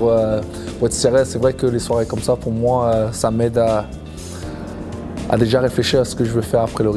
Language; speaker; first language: French; non-native, fluent; English